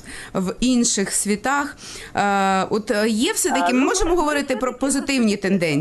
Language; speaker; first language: Ukrainian; native; Ukrainian